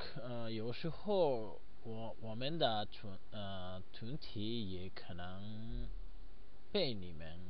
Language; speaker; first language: Chinese; non-native, learner; Japanese